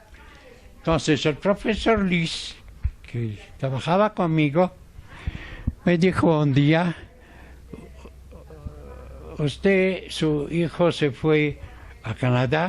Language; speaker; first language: Spanish; non-native, fluent; Arabic